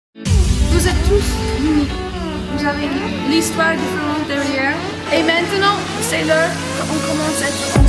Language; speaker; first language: French; non-native, learner; English